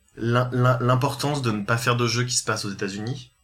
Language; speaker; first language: French; native; French